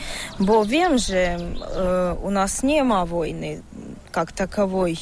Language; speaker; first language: Polish; non-native, learner; Ukrainian